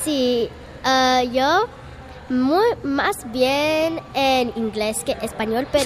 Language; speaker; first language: Spanish; non-native, learner; English